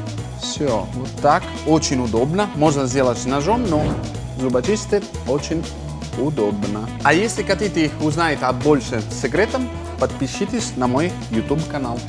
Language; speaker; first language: Russian; non-native, fluent; Italian